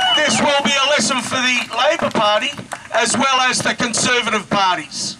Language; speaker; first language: English; native; English